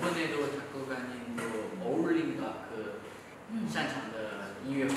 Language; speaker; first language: Korean; non-native, learner; Chinese